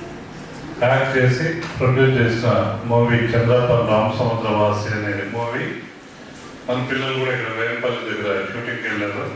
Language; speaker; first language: Telugu; native; Telugu